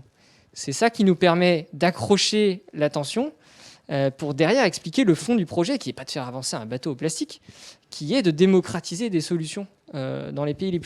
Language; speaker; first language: French; native; French